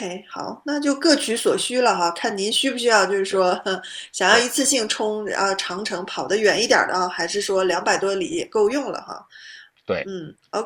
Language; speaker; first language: Chinese; native; Chinese